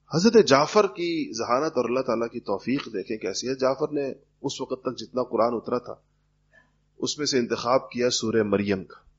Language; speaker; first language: Urdu; native; Urdu